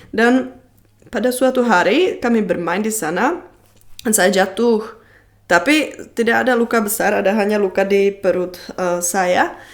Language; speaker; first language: Indonesian; non-native, fluent; Czech